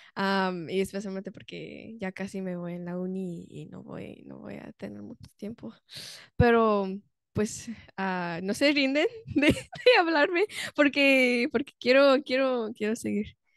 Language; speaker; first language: Spanish; non-native, fluent; English